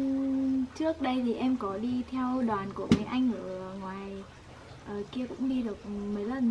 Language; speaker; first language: Vietnamese; non-native, local second language; Hmong